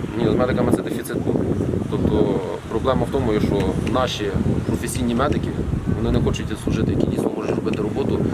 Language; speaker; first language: Ukrainian; native; Ukrainian